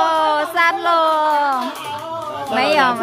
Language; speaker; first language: Chinese; non-native, learner; Indonesian